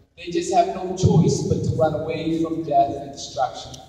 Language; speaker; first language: English; non-native, fluent; Somali